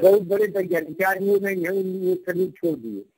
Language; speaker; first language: Hindi; native; Hindi